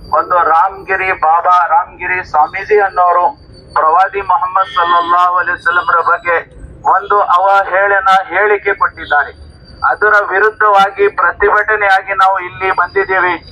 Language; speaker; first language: Kannada; non-native, local second language; Urdu